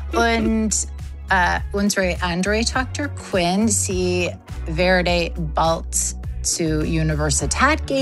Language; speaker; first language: German; non-native, learner; English